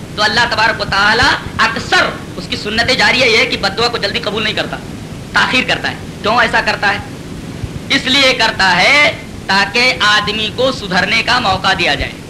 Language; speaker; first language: Urdu; native; Urdu